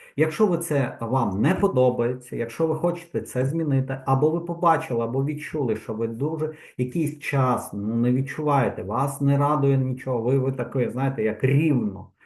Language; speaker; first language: Ukrainian; non-native, local second language; Russian